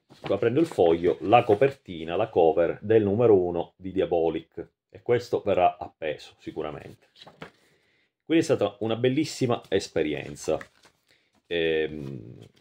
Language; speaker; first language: Italian; native; Italian